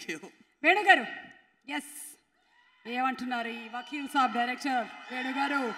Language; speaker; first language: Telugu; native; Telugu